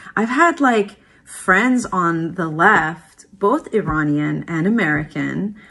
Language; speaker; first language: English; early bilingual, other home language; Persian